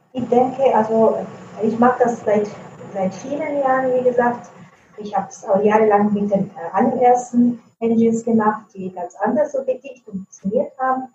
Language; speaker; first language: German; non-native, fluent; Italian